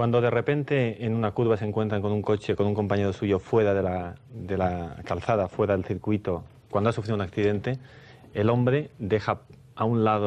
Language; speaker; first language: Spanish; native; Spanish